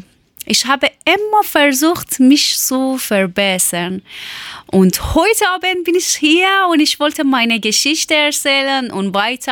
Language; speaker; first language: German; non-native, learner; Persian